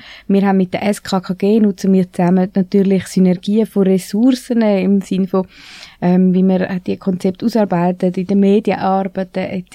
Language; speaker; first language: German; native; German